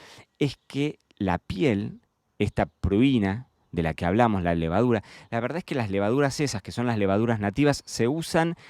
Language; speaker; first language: Spanish; native; Spanish